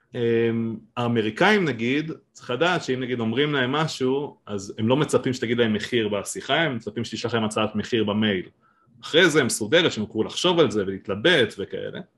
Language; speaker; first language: Hebrew; native; Hebrew